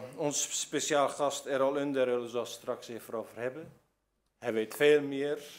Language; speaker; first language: Dutch; early bilingual, other home language; Turkish